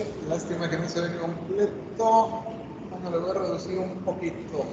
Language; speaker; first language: Spanish; native; Spanish